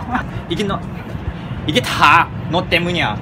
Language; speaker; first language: Korean; non-native, learner; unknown